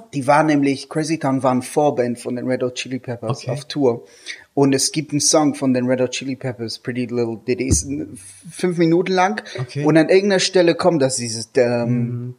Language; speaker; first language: German; non-native, fluent; Hebrew